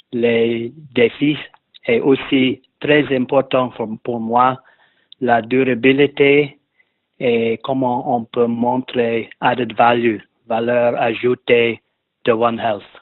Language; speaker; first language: French; non-native, fluent; English